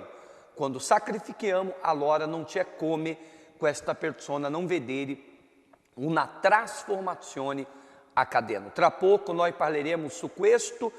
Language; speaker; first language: Italian; non-native, fluent; Portuguese